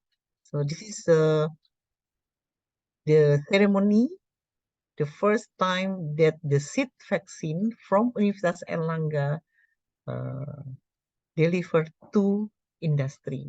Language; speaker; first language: English; non-native, learner; Indonesian